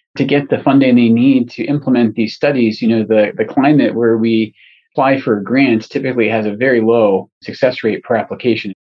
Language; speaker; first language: English; native; English